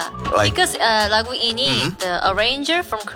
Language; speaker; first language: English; non-native, learner; Korean